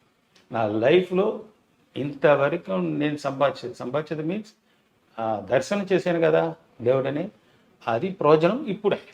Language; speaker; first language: Telugu; non-native, local second language; Tamil